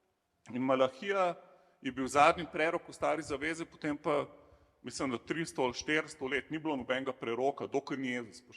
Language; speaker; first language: Slovenian; native; Slovenian